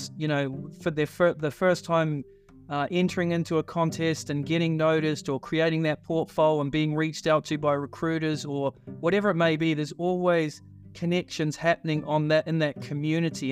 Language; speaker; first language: English; native; English